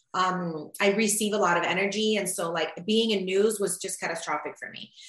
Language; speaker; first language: English; early bilingual, other home language; Spanish